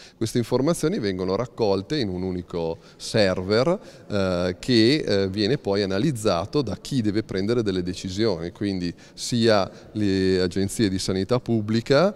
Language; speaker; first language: Italian; native; Italian